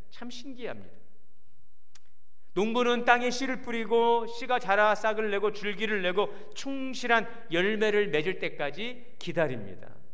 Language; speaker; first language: Korean; native; Korean